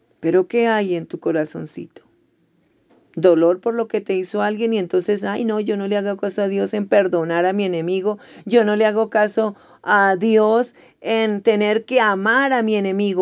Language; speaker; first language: Spanish; native; Spanish